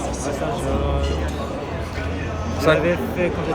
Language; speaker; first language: French; non-native, learner; Japanese